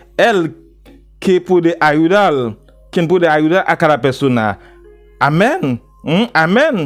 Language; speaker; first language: Spanish; non-native, learner; Haitian Creole